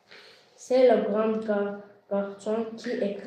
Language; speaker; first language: French; non-native, learner; Azerbaijani